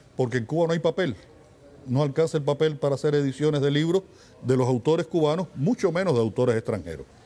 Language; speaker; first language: Spanish; native; Spanish